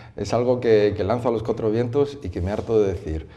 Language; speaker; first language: Spanish; native; Spanish